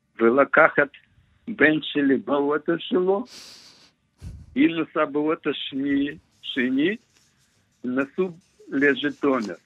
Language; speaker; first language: Hebrew; non-native, learner; Russian